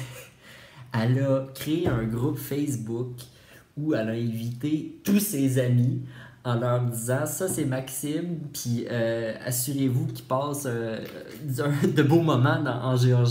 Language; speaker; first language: French; native; French